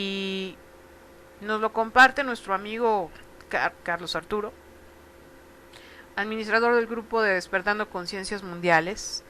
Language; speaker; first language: Spanish; native; Spanish